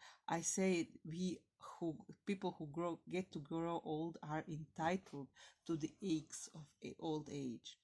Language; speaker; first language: English; non-native, fluent; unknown